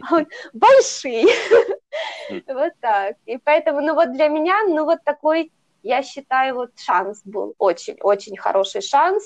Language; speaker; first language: Russian; native; Russian